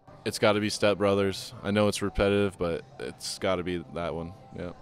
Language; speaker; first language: English; native; English